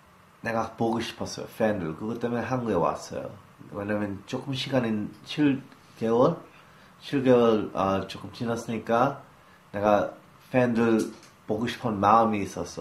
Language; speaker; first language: Korean; early bilingual, heritage; English